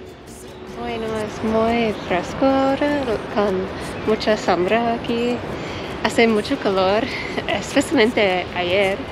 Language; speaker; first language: Spanish; non-native, learner; English